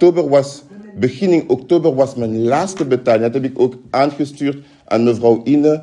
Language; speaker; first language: Dutch; non-native, fluent; French